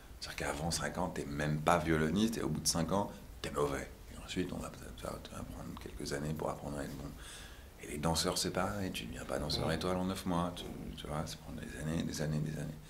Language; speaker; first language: French; early bilingual, other home language; Hebrew